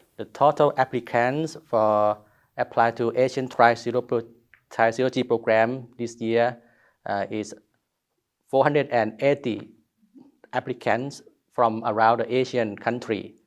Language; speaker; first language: English; non-native, learner; Thai